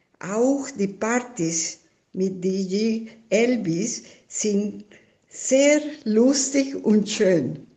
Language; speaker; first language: German; non-native, fluent; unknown